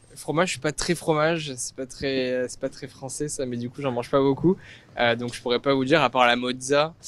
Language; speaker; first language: French; native; French